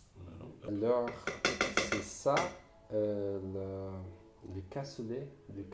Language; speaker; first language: French; non-native, learner; Portuguese